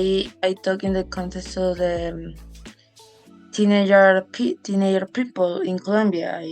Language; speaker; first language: English; non-native, learner; Spanish